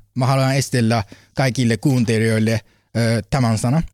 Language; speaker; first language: Finnish; non-native, fluent; Japanese